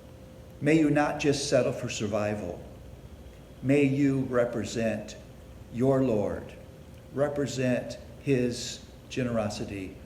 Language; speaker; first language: English; native; English